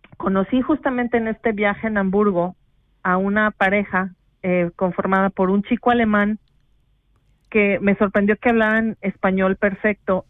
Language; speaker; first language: Spanish; native; Spanish